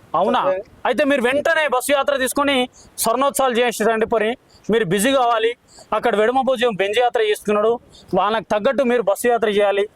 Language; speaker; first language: Telugu; non-native, local second language; Lambadi